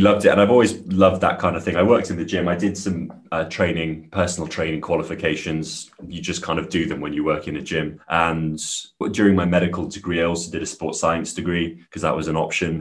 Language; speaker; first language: English; native; English